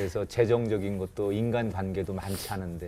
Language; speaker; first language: Korean; native; Korean